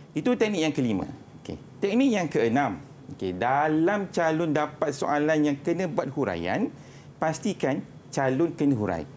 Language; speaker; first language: Malay; native; Malay